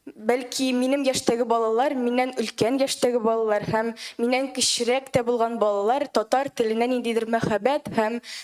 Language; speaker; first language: Tatar; native; Tatar